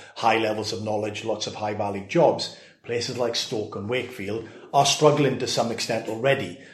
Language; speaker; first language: English; native; English